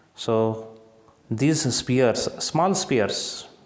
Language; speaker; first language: English; non-native, local second language; Kannada